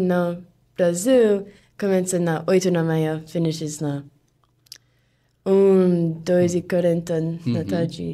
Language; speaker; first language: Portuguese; non-native, learner; English